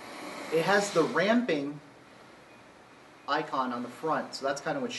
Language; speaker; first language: English; native; English